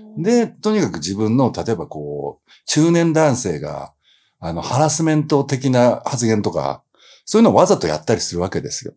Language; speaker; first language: Japanese; native; Japanese